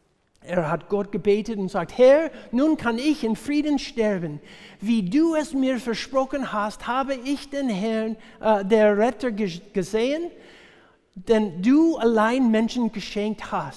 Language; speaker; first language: German; non-native, fluent; English